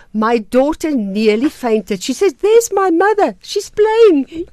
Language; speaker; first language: English; non-native, local second language; Afrikaans